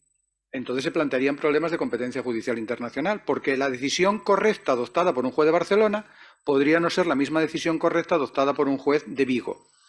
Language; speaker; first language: Spanish; native; Spanish